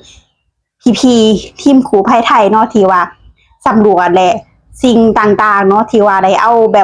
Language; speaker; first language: Thai; non-native, local second language; Lao